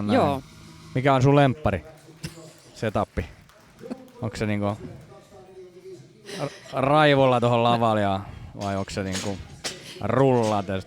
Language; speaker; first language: Finnish; native; Finnish